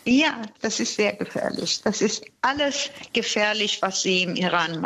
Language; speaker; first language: German; non-native, fluent; Persian